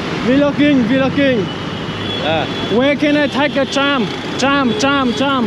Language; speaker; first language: English; non-native, learner; Vietnamese